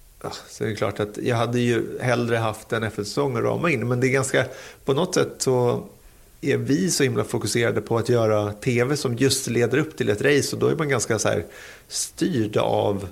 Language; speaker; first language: Swedish; native; Swedish